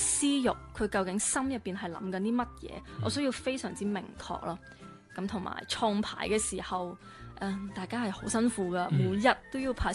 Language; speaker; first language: Cantonese; native; Cantonese